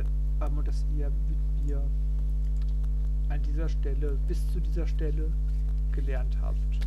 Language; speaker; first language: German; non-native, fluent; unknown